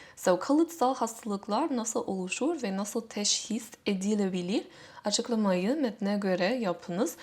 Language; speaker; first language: Turkish; non-native, fluent; English